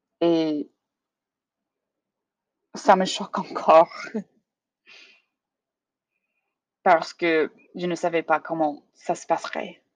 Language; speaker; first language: French; non-native, learner; English